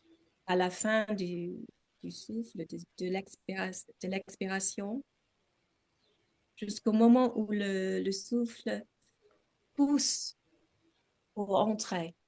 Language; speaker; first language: French; non-native, learner; English